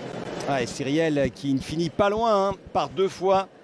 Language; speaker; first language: French; native; French